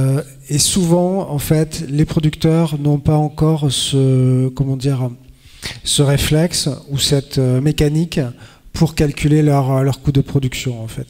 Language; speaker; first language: French; native; French